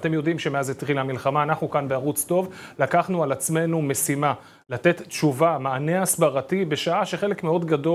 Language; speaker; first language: Hebrew; native; Hebrew